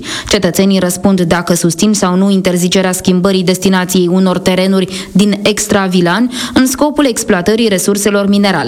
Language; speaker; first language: Romanian; native; Romanian